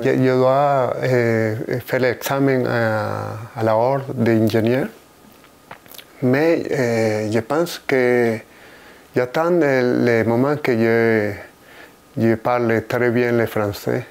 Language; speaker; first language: French; non-native, learner; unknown